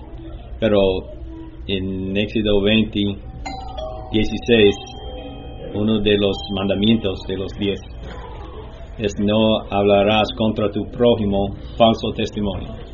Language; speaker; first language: Spanish; non-native, learner; English